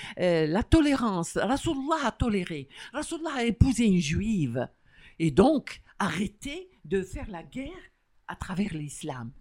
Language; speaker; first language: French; non-native, local second language; Arabic